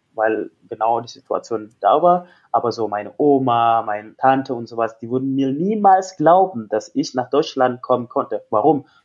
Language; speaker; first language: German; non-native, fluent; Indonesian